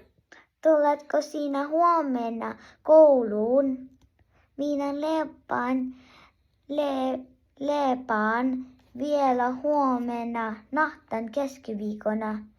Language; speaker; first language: Finnish; non-native, learner; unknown